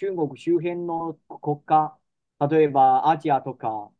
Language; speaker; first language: Japanese; non-native, fluent; Chinese